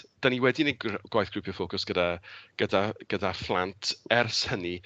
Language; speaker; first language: Welsh; native; Welsh